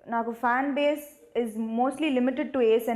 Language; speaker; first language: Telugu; non-native, fluent; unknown